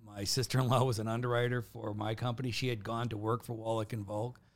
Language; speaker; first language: English; native; English